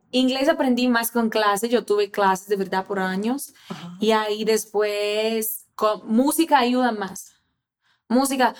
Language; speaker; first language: Spanish; non-native, fluent; Portuguese